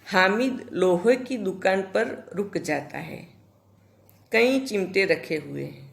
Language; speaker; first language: Hindi; non-native, local second language; Gujarati